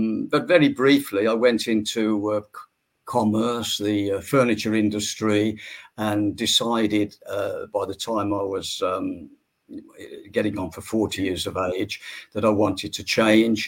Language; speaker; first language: English; native; English